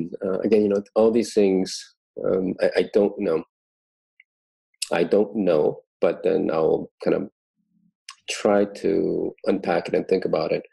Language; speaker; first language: English; native; English